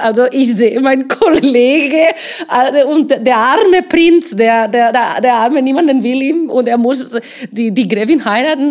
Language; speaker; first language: German; non-native, fluent; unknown